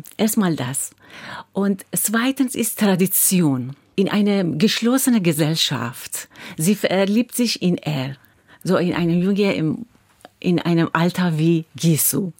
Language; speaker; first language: German; non-native, fluent; Persian